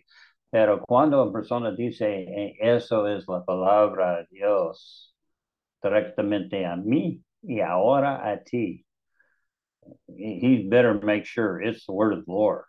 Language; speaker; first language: Spanish; non-native, learner; English